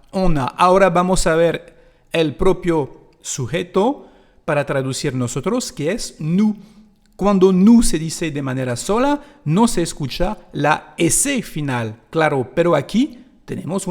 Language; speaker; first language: Spanish; non-native, fluent; French